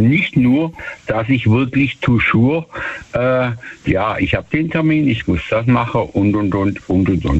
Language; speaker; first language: German; native; German